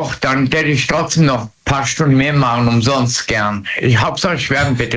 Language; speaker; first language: German; native; German